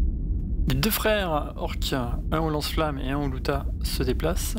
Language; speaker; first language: French; native; French